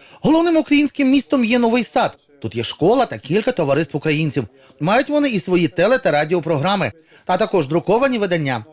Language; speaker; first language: Ukrainian; native; Ukrainian